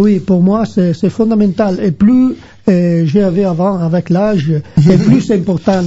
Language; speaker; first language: French; non-native, learner; Italian